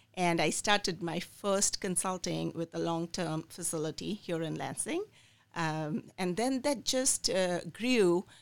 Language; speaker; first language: English; non-native, local second language; Bangla